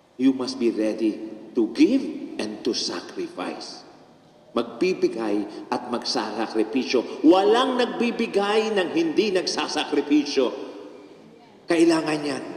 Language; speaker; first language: Filipino; native; Filipino